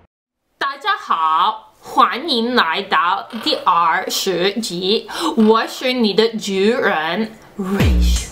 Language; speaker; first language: Chinese; non-native, learner; English